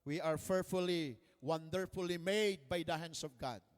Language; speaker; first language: English; non-native, local second language; Filipino